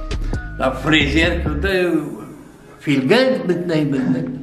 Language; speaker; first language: German; non-native, learner; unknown